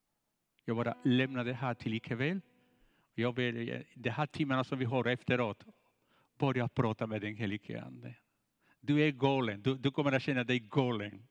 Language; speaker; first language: Swedish; non-native, fluent; Spanish